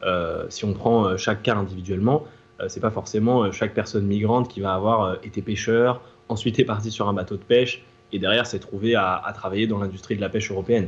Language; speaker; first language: French; native; French